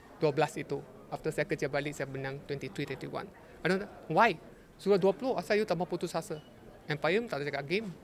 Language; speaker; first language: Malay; non-native, local second language; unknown